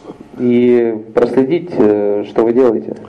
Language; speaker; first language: Russian; native; Russian